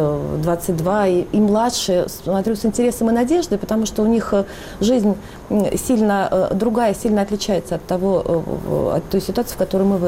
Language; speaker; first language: Russian; native; Russian